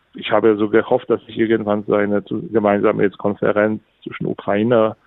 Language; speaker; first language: German; non-native, fluent; Polish